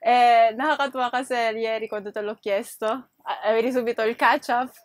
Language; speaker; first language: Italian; early bilingual, other home language; Filipino